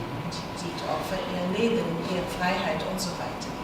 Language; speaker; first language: German; non-native, fluent; Chinese